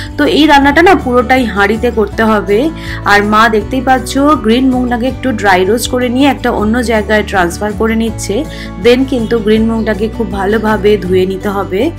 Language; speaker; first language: Bangla; native; Bangla